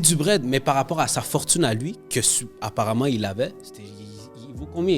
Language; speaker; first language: French; native; French